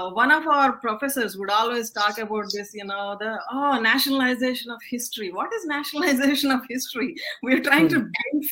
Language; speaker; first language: English; non-native, local second language; Telugu